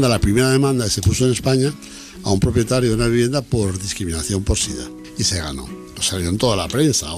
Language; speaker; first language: Spanish; native; Spanish